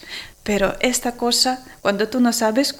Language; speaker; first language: Spanish; non-native, learner; Ukrainian